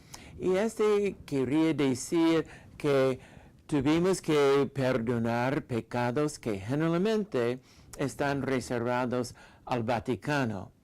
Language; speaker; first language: Spanish; non-native, fluent; English